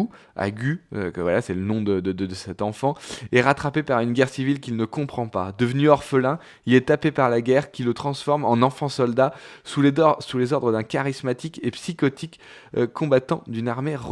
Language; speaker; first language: French; native; French